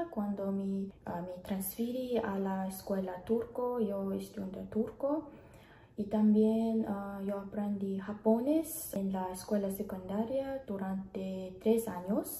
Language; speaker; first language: Spanish; non-native, learner; Mongolian